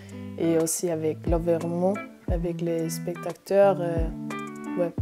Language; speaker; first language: French; non-native, learner; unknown